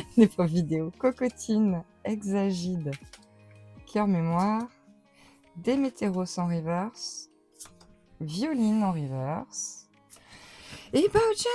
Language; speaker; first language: French; native; French